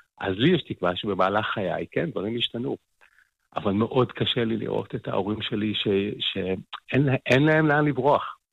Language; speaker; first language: Hebrew; early bilingual, other home language; English